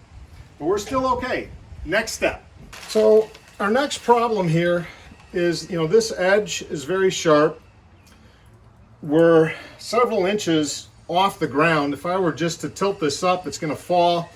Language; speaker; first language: English; native; English